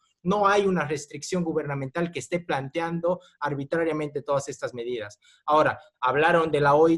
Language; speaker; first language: Spanish; native; Spanish